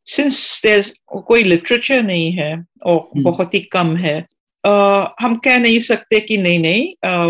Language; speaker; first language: Hindi; non-native, fluent; English